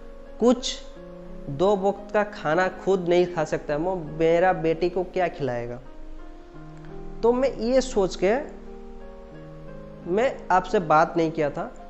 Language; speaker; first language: Hindi; non-native, local second language; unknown